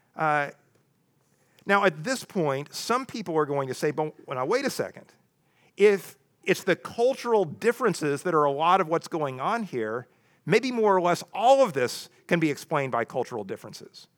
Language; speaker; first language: English; native; English